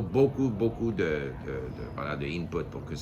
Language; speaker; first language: French; non-native, fluent; English